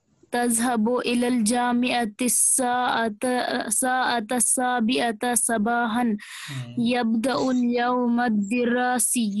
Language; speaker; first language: Arabic; non-native, learner; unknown